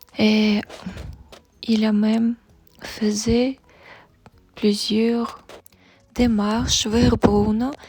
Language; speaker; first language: French; non-native, learner; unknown